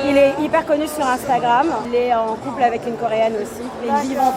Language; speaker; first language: French; native; French